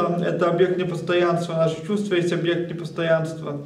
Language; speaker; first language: Russian; native; Russian